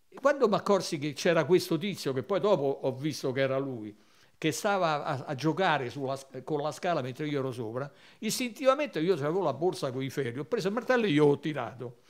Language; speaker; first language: Italian; native; Italian